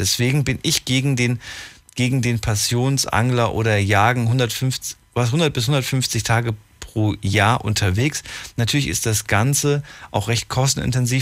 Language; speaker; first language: German; native; German